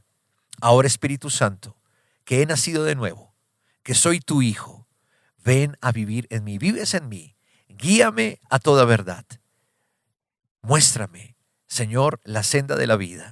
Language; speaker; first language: Spanish; native; Spanish